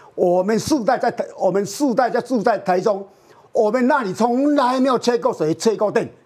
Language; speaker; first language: Chinese; native; Chinese